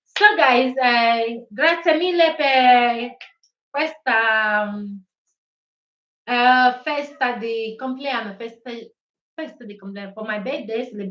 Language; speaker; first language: Italian; non-native, learner; Igbo